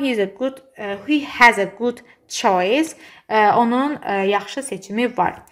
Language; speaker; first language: English; non-native, fluent; Azerbaijani